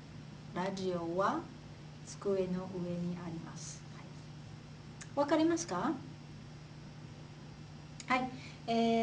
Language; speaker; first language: Japanese; non-native, fluent; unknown